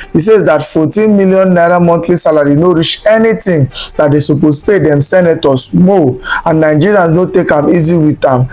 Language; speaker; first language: Nigerian Pidgin; native; Nigerian Pidgin